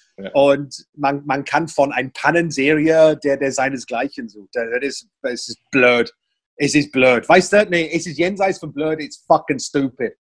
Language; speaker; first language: German; non-native, fluent; English